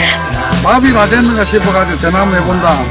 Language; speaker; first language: Korean; native; Korean